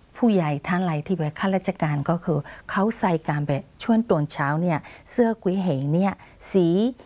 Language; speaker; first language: Thai; non-native, fluent; Burmese